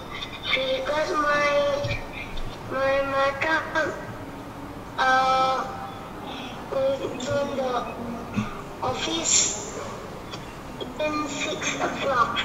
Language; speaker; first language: English; non-native, learner; Indonesian